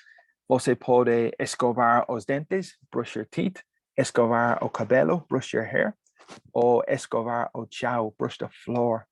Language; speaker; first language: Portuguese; non-native, learner; English